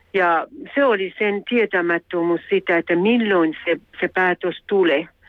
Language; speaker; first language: Finnish; non-native, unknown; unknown